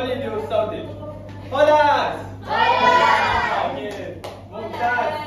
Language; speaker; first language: Arabic; non-native, learner; Malay